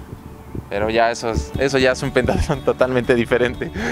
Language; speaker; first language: Spanish; native; Spanish